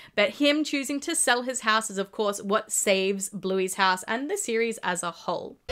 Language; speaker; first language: English; native; English